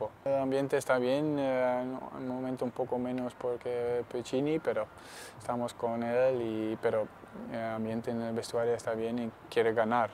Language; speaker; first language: Spanish; non-native, learner; Dutch